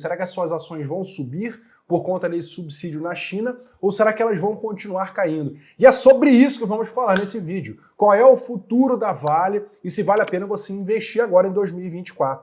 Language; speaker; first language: Portuguese; native; Portuguese